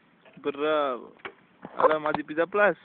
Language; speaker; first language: Greek; non-native, learner; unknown